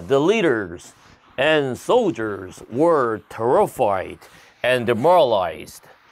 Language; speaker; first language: English; non-native, fluent; Korean